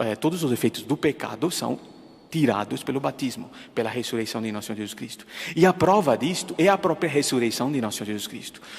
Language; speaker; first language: Portuguese; non-native, fluent; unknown